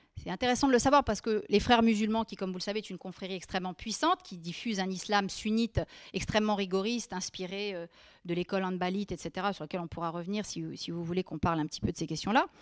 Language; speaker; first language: French; native; French